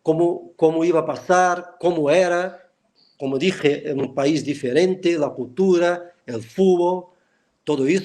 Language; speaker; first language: Spanish; non-native, fluent; Portuguese